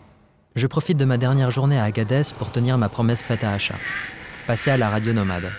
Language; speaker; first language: French; native; French